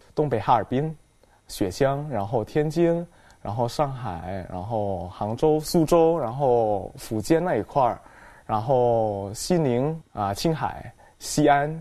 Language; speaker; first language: Chinese; non-native, fluent; Indonesian